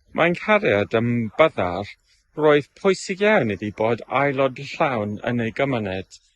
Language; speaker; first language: Welsh; non-native, learner; English